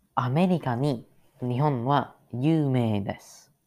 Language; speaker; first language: Japanese; non-native, learner; English